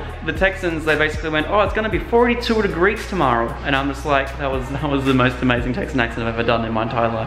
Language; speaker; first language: English; native; English